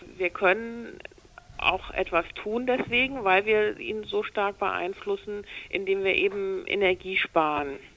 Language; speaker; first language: German; native; German